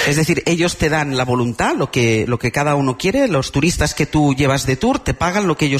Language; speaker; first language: Spanish; native; Spanish